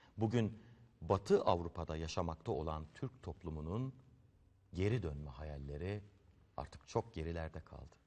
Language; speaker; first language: Turkish; native; Turkish